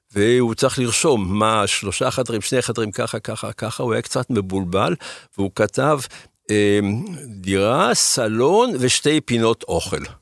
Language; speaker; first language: Hebrew; early bilingual, other home language; German